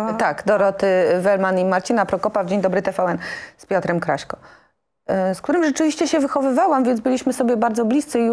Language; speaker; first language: Polish; native; Polish